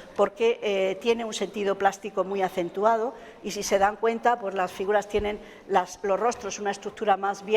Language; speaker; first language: Spanish; native; Spanish